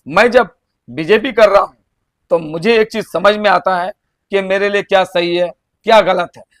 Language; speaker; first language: Hindi; non-native, local second language; Bangla